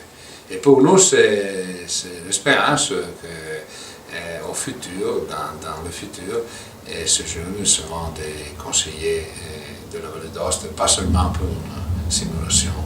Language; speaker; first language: French; non-native, local second language; Italian